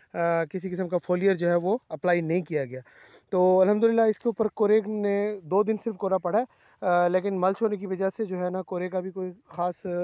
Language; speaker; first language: Urdu; non-native, local second language; Saraiki